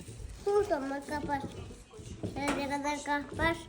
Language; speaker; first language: Russian; non-native, learner; Azerbaijani